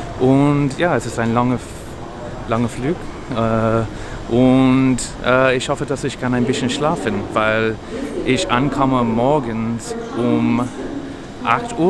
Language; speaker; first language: German; non-native, learner; English